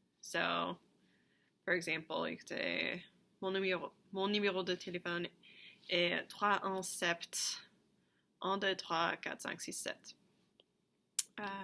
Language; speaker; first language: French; non-native, fluent; English